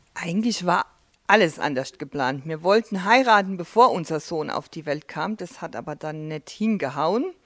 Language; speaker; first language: German; native; German